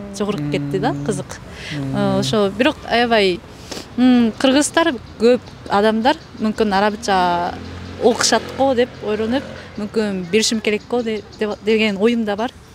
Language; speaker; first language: Kyrgyz; non-native, fluent; Japanese